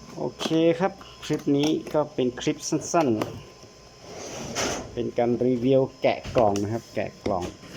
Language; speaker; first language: Thai; non-native, local second language; Hmong